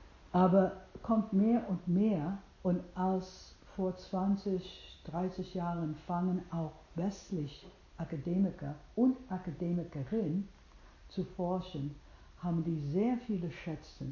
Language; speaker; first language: German; non-native, fluent; English